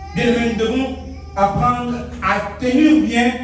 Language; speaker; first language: French; non-native, local second language; Lingala